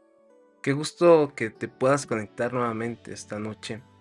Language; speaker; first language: Spanish; native; Spanish